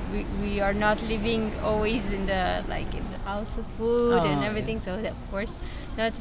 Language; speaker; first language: English; non-native, fluent; Portuguese